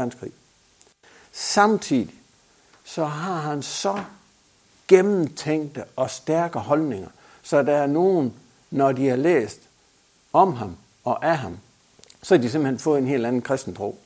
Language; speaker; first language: Danish; native; Danish